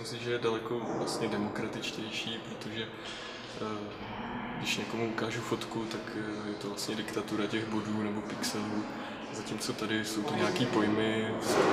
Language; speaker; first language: Czech; native; Czech